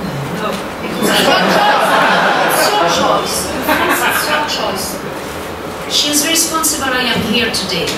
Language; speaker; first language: English; non-native, learner; French